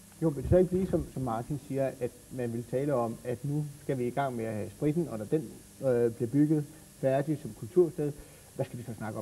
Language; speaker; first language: Danish; native; Danish